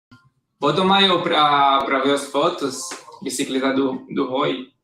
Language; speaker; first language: Portuguese; non-native, fluent; Hebrew